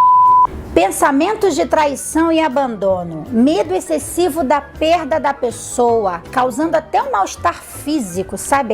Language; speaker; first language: Portuguese; native; Portuguese